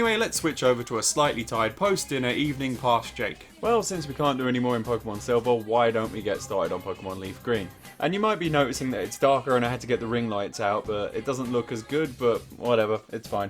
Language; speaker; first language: English; native; English